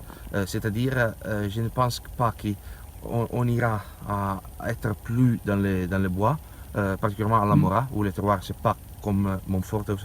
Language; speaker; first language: French; non-native, learner; Italian